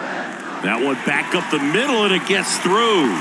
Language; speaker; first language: English; native; English